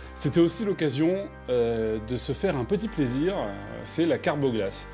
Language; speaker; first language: French; native; French